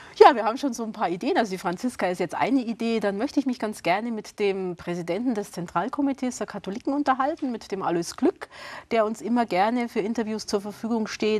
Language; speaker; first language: German; native; German